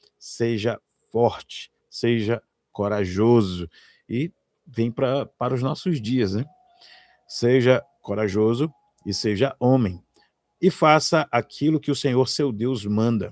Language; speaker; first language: Portuguese; native; Portuguese